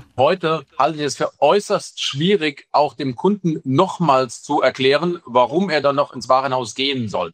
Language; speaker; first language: German; native; German